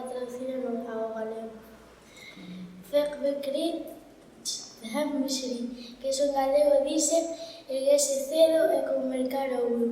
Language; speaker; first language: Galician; early bilingual, other home language; Arabic